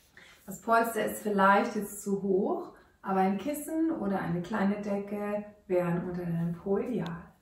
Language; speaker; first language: German; native; German